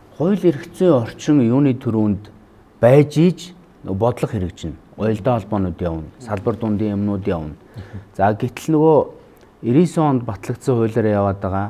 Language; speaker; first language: Mongolian; native; Mongolian